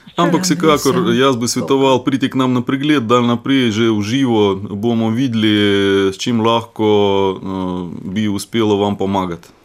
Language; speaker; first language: Slovenian; non-native, fluent; Russian